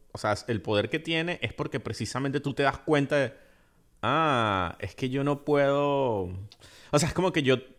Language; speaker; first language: Spanish; native; Spanish